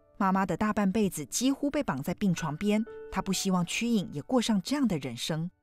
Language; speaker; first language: Chinese; native; Chinese